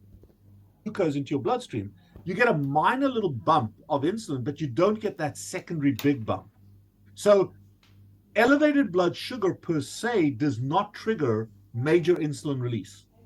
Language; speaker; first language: English; native; English